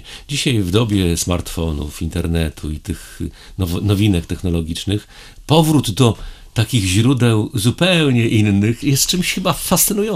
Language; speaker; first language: Polish; native; Polish